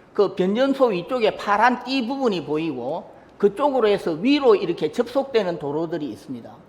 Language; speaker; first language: Korean; native; Korean